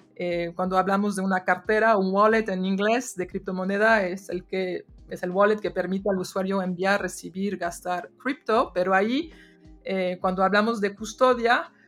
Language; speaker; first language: Spanish; non-native, fluent; French